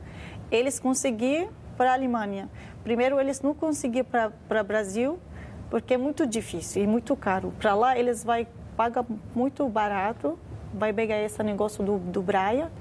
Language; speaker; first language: Portuguese; non-native, learner; Arabic